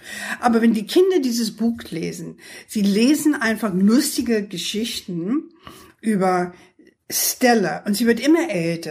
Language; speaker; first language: German; non-native, fluent; English